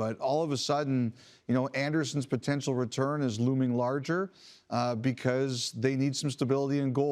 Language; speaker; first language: English; native; English